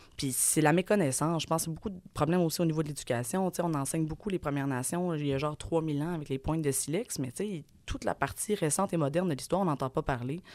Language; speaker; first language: French; native; French